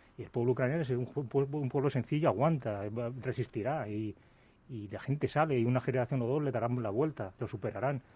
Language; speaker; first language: Spanish; native; Spanish